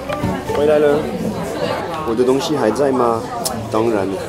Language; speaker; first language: Chinese; non-native, fluent; French